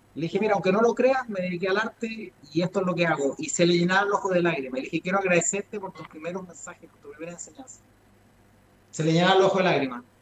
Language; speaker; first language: Spanish; native; Spanish